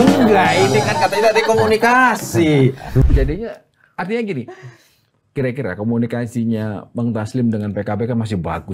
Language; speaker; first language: Indonesian; native; Indonesian